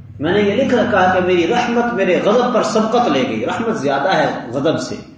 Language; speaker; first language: Urdu; native; Urdu